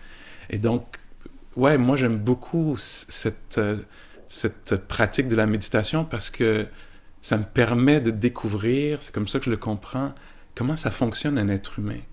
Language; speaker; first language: French; native; French